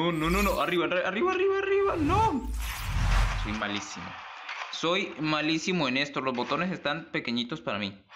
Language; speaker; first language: Spanish; native; Spanish